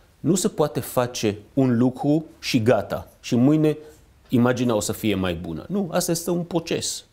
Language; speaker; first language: Romanian; non-native, fluent; Hebrew